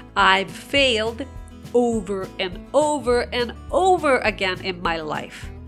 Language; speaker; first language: English; non-native, fluent; Japanese